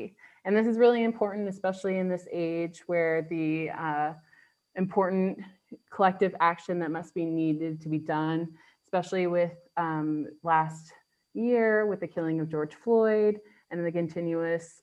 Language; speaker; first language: English; native; English